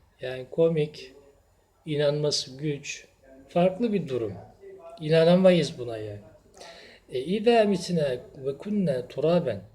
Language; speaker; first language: Turkish; native; Turkish